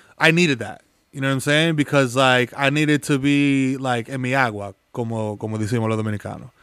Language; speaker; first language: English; early bilingual, other home language; Spanish